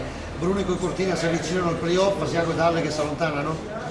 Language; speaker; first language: Italian; native; Italian